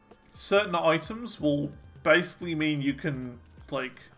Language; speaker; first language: English; native; English